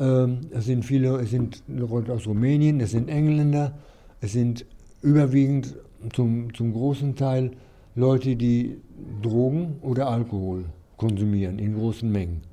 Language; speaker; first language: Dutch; non-native, learner; German